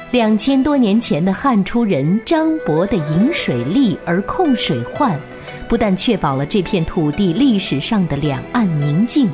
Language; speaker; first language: Chinese; native; Chinese